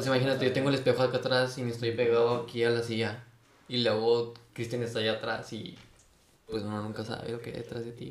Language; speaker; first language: Spanish; native; Spanish